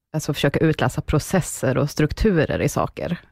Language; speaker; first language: Swedish; native; Swedish